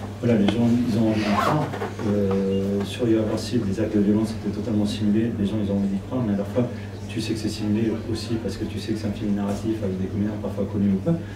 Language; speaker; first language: French; non-native, fluent; Spanish